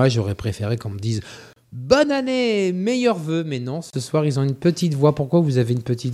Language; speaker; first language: French; native; French